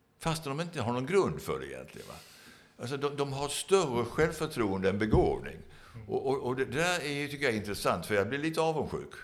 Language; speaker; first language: Swedish; native; Swedish